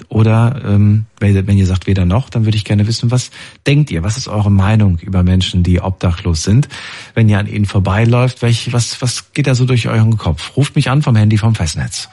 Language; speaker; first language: German; native; German